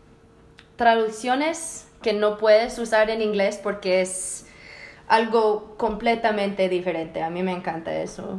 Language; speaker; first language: Spanish; early bilingual, heritage; Spanish